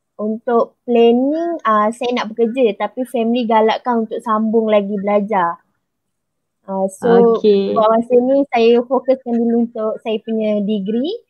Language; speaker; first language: Malay; native; Malay